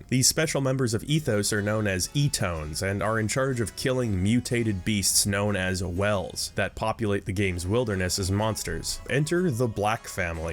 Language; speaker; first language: English; native; English